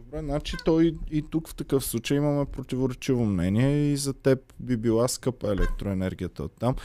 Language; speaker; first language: Bulgarian; native; Bulgarian